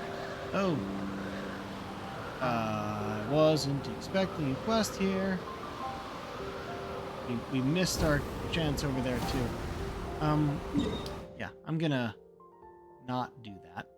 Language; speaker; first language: English; native; English